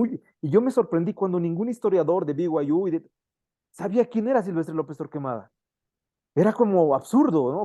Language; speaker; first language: Spanish; native; Spanish